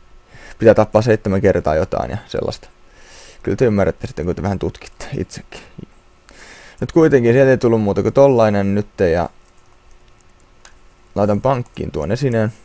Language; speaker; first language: Finnish; native; Finnish